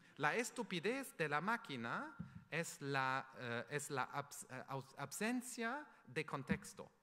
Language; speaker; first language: Spanish; non-native, fluent; German